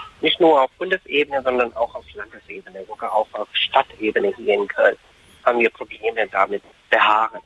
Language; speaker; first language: German; non-native, fluent; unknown